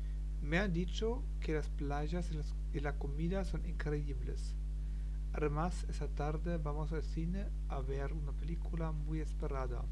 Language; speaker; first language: Spanish; non-native, learner; German